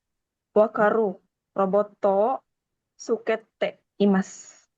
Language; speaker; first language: Japanese; non-native, learner; Indonesian